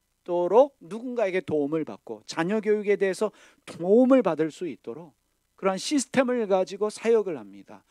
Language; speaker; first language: Korean; native; Korean